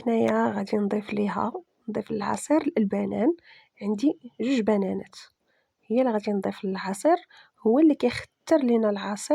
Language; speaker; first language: Arabic; native; Arabic